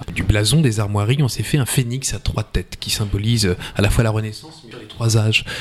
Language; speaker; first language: French; native; French